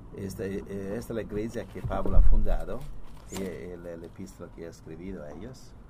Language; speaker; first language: Spanish; non-native, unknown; Italian